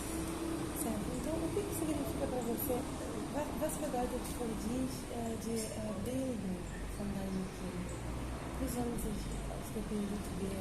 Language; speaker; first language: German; non-native, fluent; Portuguese